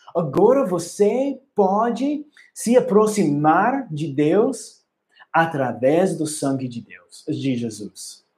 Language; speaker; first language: Portuguese; non-native, learner; English